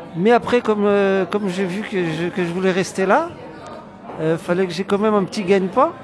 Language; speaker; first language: French; native; French